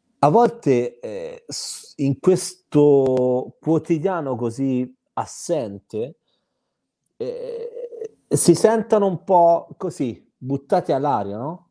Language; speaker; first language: Italian; native; Italian